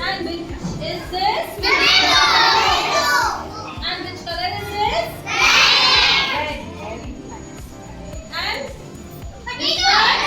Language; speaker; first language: English; non-native, local second language; Hindi